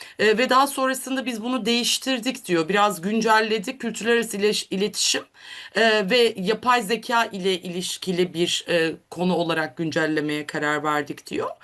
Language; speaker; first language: Turkish; native; Turkish